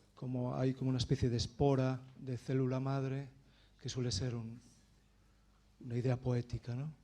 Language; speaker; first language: Spanish; non-native, local second language; Galician